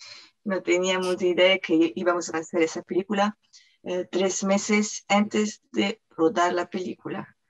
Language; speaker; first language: Spanish; non-native, fluent; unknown